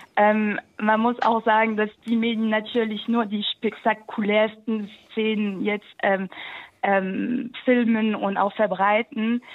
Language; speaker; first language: German; non-native, fluent; French